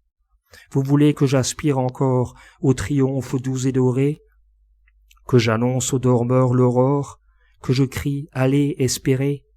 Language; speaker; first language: French; native; French